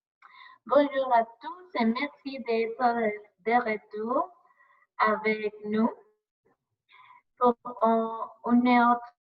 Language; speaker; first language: French; non-native, learner; Spanish